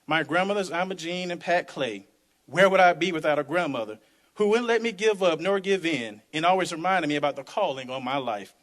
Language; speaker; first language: English; native; English